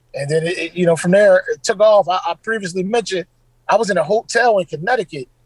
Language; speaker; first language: English; native; English